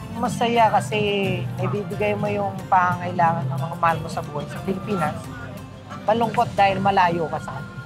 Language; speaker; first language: Filipino; non-native, local second language; Bikol